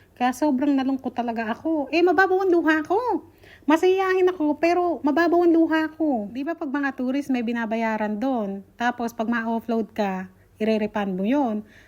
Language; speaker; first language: Filipino; native; Filipino